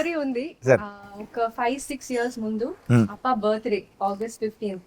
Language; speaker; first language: Telugu; non-native, local second language; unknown